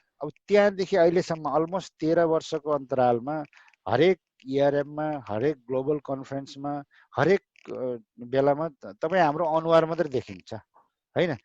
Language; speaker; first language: Nepali; native; Nepali